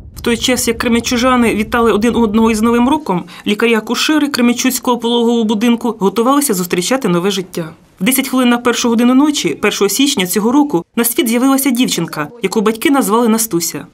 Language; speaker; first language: Ukrainian; native; Ukrainian